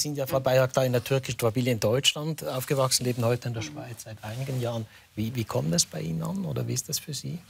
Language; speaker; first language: German; native; German